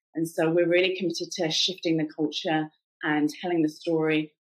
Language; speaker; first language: English; native; English